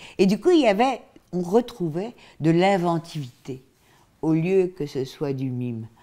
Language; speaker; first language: French; native; French